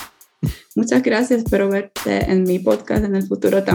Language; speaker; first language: Spanish; non-native, fluent; Polish